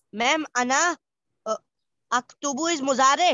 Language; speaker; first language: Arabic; non-native, learner; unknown